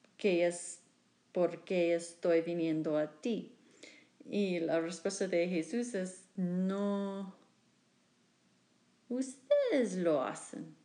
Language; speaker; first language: Spanish; non-native, learner; English